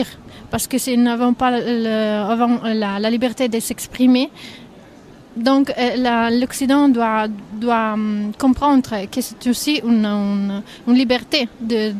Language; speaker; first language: French; non-native, fluent; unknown